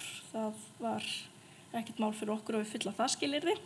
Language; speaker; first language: Icelandic; native; Icelandic